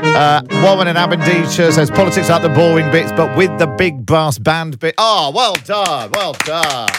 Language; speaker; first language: English; native; English